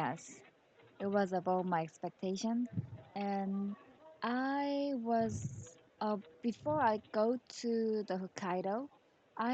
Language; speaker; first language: English; non-native, learner; Korean